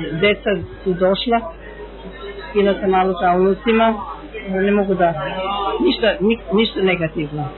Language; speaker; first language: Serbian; early bilingual, heritage; Serbian